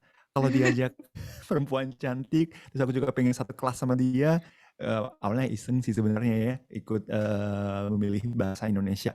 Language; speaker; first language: Indonesian; non-native, fluent; Japanese